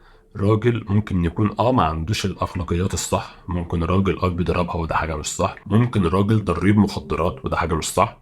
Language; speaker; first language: Arabic; native; Arabic